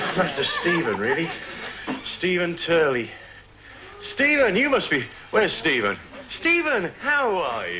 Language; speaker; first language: English; native; English